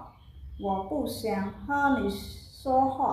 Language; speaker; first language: Chinese; non-native, fluent; Khmer